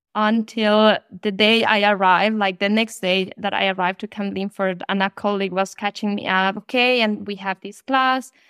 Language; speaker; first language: English; non-native, fluent; Spanish